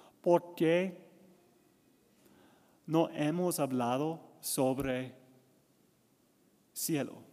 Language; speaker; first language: Spanish; non-native, learner; English